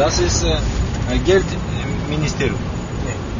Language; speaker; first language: German; non-native, learner; Russian